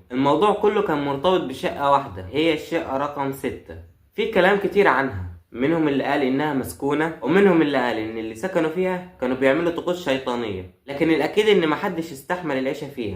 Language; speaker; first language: Arabic; native; Arabic